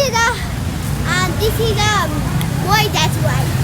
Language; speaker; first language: English; non-native, learner; Nepali